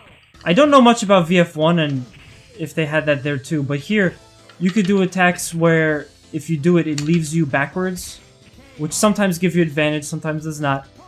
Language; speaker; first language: English; native; English